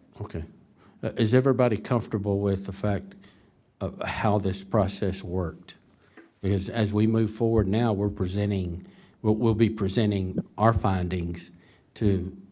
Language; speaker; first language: English; native; English